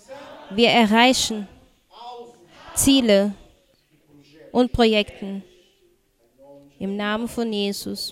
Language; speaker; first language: German; non-native, fluent; Portuguese